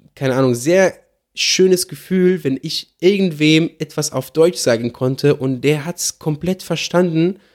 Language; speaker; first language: German; non-native, fluent; Arabic